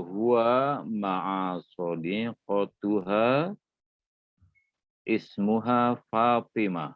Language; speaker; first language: Arabic; non-native, learner; Indonesian